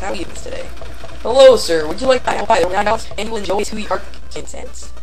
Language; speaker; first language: English; native; English